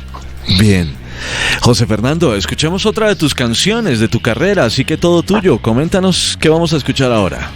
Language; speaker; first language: Spanish; native; Spanish